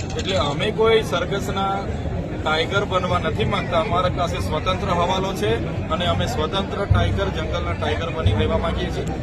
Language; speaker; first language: Gujarati; non-native, local second language; Vasavi